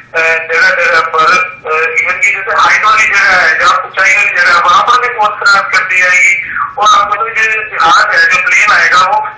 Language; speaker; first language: Hindi; non-native, local second language; Punjabi